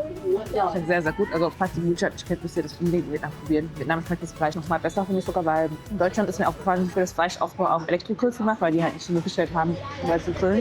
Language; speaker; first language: German; native; German